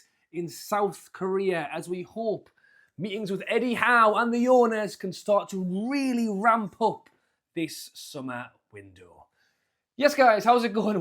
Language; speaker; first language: English; native; English